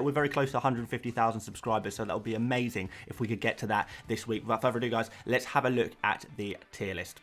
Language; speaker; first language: English; native; English